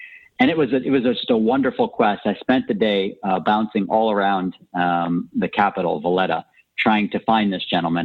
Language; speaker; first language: English; native; English